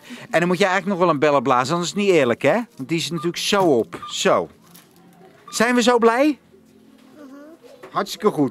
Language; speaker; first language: Dutch; native; Dutch